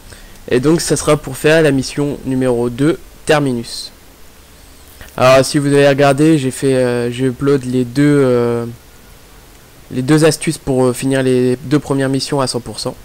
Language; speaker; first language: French; native; French